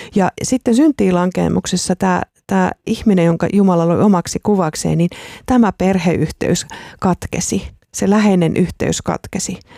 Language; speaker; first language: Finnish; native; Finnish